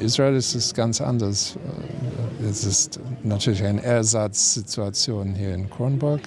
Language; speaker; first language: German; non-native, fluent; English